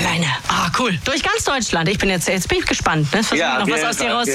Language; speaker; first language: German; native; German